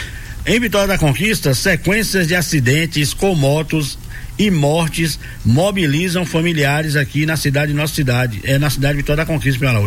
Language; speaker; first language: Portuguese; native; Portuguese